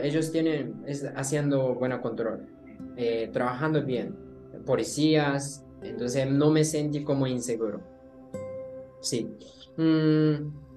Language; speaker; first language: Spanish; non-native, learner; Japanese